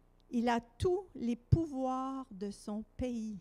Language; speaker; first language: French; native; French